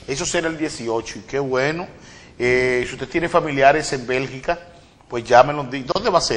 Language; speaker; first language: Spanish; native; Spanish